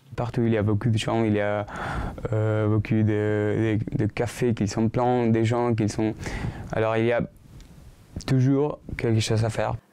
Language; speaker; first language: French; non-native, learner; Spanish